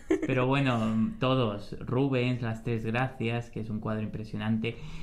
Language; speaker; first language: Spanish; native; Spanish